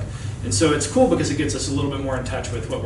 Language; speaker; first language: English; native; English